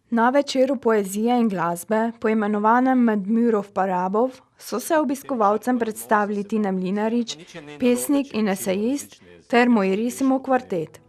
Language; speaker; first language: Slovenian; native; Slovenian